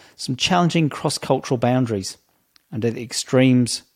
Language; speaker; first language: English; native; English